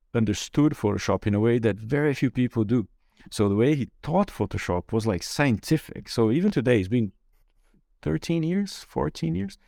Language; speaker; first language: English; non-native, fluent; Portuguese